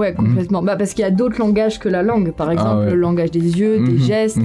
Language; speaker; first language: French; native; French